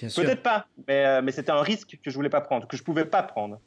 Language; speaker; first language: French; native; French